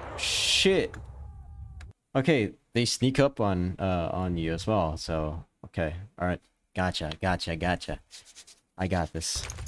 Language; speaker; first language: English; non-native, local second language; Filipino